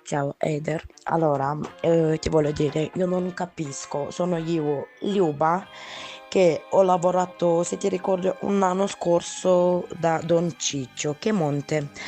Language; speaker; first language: Italian; non-native, learner; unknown